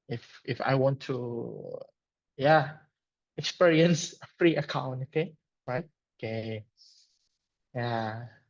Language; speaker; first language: English; non-native, learner; Indonesian